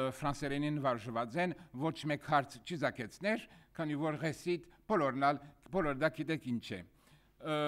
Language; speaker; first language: Armenian; early bilingual, heritage; Armenian